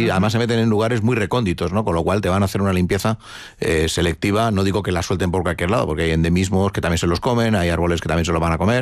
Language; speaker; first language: Spanish; native; Spanish